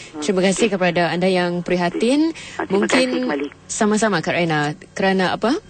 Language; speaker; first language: Malay; native; Malay